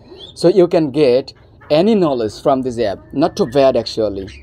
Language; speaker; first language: English; non-native, fluent; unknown